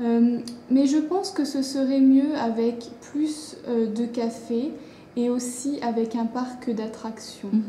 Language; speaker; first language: French; non-native, learner; English